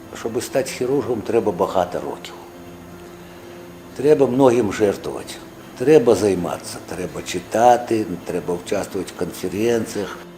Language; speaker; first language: Ukrainian; non-native, local second language; Russian